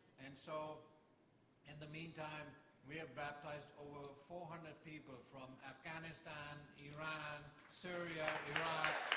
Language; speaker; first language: English; non-native, fluent; German